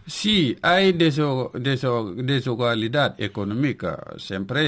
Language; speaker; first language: Spanish; non-native, local second language; Wolof